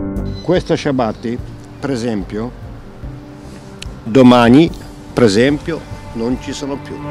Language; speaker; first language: Italian; non-native, learner; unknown